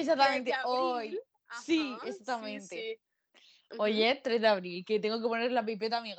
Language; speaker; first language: Spanish; native; Spanish